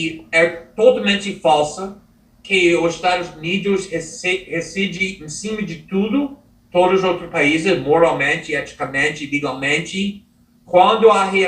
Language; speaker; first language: Portuguese; non-native, fluent; English